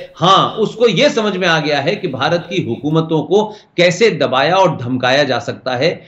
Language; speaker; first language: Hindi; native; Hindi